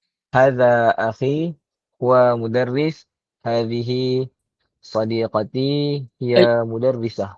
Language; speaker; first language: Arabic; non-native, learner; Malay